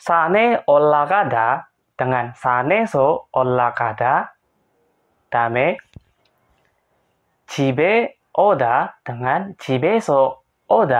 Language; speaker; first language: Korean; non-native, fluent; Indonesian